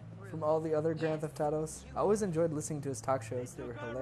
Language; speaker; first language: English; native; English